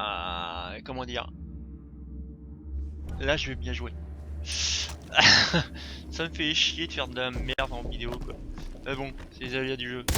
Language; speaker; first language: French; native; French